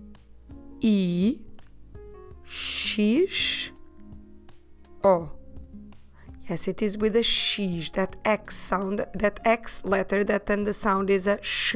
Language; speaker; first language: English; non-native, fluent; Portuguese